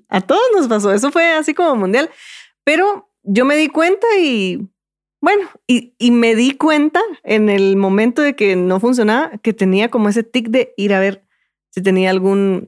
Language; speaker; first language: Spanish; native; Spanish